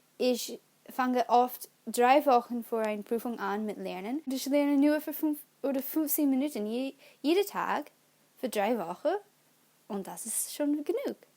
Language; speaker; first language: German; non-native, learner; English